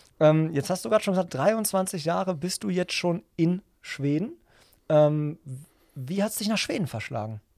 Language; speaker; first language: German; native; German